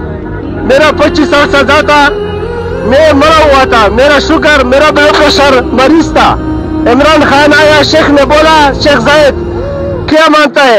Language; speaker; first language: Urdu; non-native, local second language; Pashto